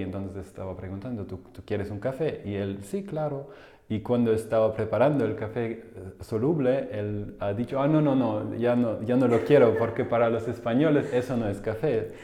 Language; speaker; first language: Spanish; non-native, fluent; German